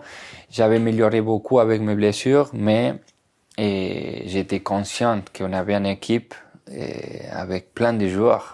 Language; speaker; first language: French; non-native, fluent; Spanish